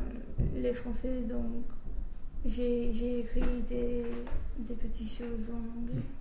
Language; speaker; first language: French; non-native, fluent; English